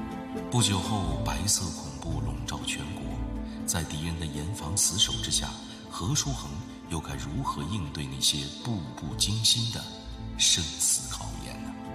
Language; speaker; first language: Chinese; native; Chinese